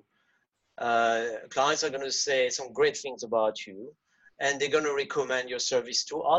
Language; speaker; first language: English; non-native, fluent; French